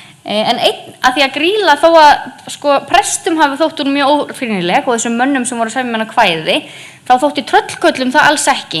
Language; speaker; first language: Icelandic; native; Icelandic